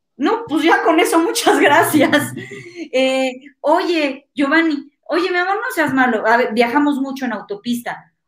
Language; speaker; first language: Spanish; native; Spanish